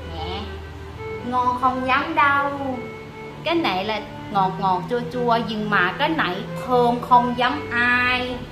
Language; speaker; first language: Vietnamese; non-native, learner; Thai